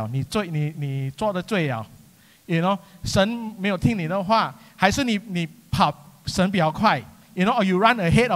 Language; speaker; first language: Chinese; non-native, local second language; English